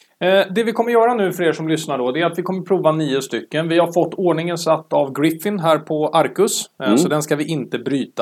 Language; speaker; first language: Swedish; native; Swedish